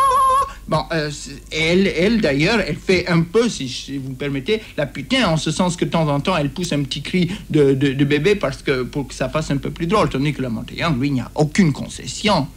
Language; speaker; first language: French; native; French